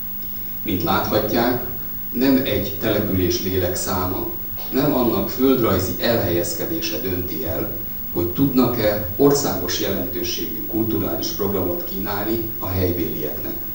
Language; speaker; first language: Hungarian; native; Hungarian